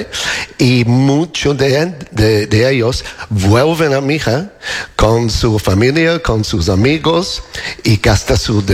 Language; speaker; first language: Spanish; non-native, learner; English